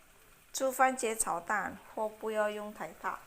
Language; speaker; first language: Chinese; non-native, learner; Indonesian